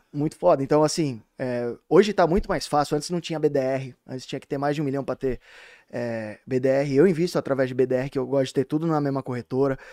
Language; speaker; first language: Portuguese; native; Portuguese